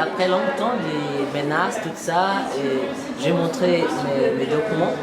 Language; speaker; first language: French; non-native, learner; Portuguese